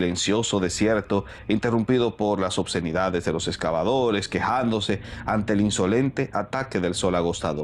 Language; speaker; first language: Spanish; native; Spanish